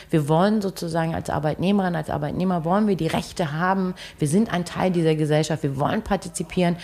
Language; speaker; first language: German; early bilingual, other home language; Turkish